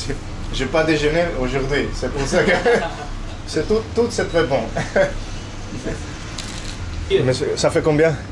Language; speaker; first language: French; non-native, learner; Spanish